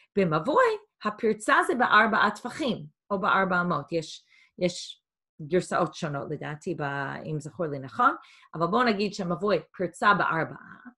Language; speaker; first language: Hebrew; non-native, fluent; English